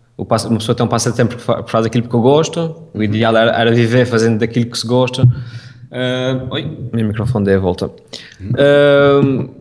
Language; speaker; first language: Portuguese; native; Portuguese